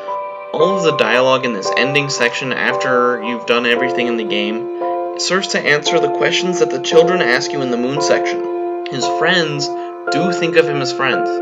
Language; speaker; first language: English; native; English